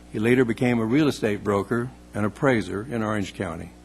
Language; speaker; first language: English; native; English